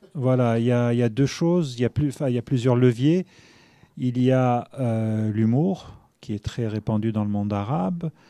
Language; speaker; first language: French; non-native, local second language; Arabic